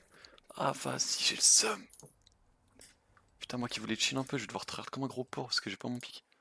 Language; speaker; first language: French; native; French